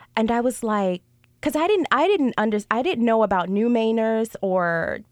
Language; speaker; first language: English; native; English